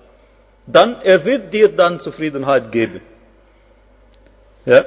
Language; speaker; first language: German; non-native, fluent; Arabic